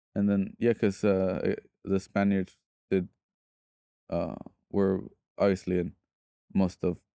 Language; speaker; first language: English; early bilingual, other home language; Spanish